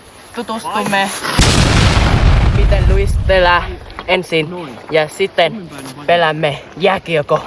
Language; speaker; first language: Finnish; non-native, learner; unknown